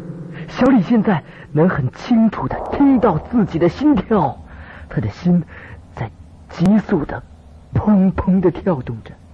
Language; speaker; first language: Chinese; native; Chinese